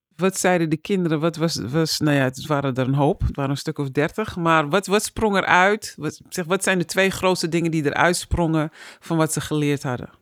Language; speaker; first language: Dutch; native; Dutch